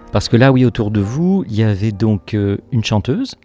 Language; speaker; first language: French; native; French